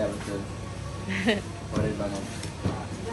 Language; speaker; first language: French; non-native, learner; Indonesian